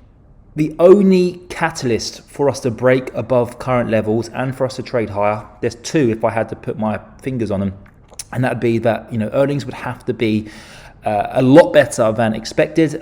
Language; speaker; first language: English; native; English